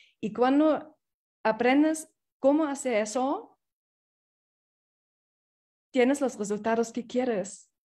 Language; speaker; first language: Spanish; non-native, fluent; English